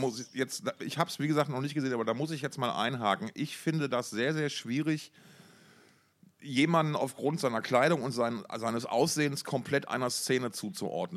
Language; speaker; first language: German; native; German